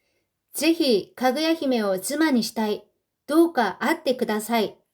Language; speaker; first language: Japanese; non-native, fluent; Korean